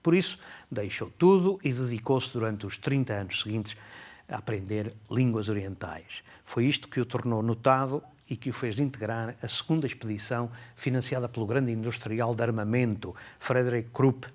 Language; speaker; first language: Portuguese; native; Portuguese